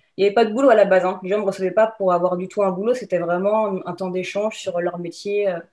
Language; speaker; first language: French; native; French